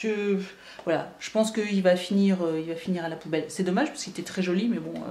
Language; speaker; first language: French; native; French